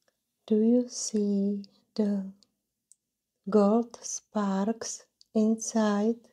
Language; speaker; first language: English; non-native, fluent; Czech